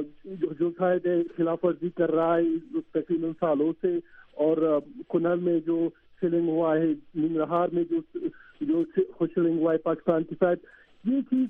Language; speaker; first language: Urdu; non-native, learner; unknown